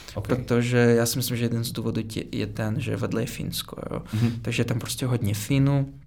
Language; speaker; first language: Czech; non-native, fluent; Russian